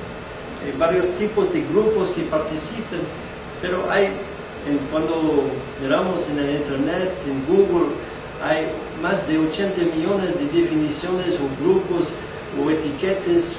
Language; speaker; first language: Spanish; non-native, fluent; English